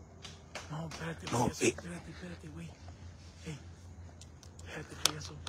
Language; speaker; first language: Spanish; native; Spanish